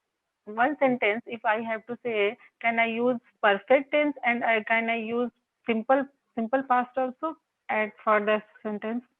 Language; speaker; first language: English; non-native, local second language; Hindi